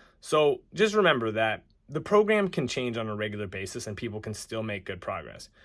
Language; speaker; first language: English; native; English